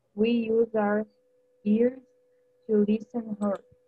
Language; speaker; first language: English; non-native, learner; Portuguese